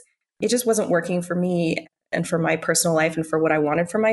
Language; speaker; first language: English; native; English